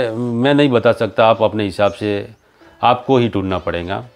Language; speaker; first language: Hindi; native; Hindi